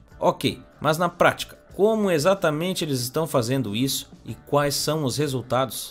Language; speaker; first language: Portuguese; native; Portuguese